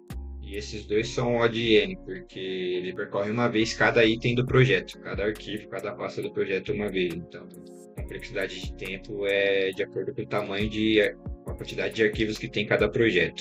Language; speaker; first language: Portuguese; native; Portuguese